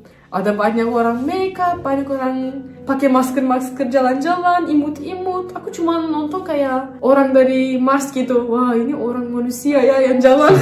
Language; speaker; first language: Indonesian; non-native, fluent; Turkish